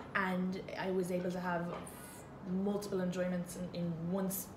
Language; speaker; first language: English; native; English